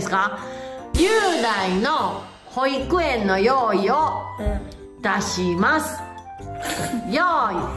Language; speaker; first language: Japanese; native; Japanese